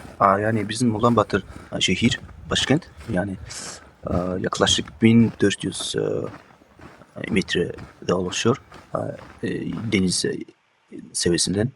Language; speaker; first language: Turkish; non-native, fluent; Mongolian